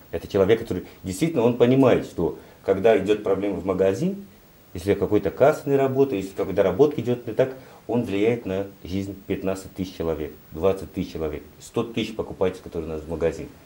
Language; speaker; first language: Russian; non-native, fluent; Portuguese